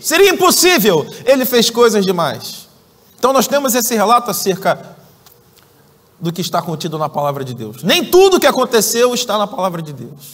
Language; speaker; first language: Portuguese; native; Portuguese